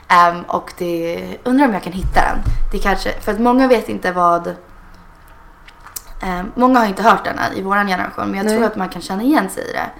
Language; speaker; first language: Swedish; early bilingual, heritage; Swedish